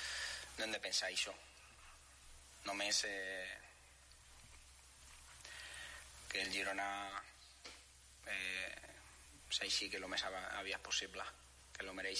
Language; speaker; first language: Catalan; non-native, fluent; Spanish